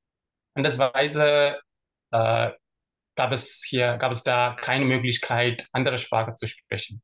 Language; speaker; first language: German; non-native, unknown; Tamil